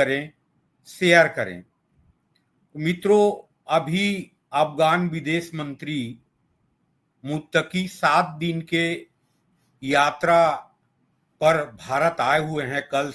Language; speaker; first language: Hindi; native; Hindi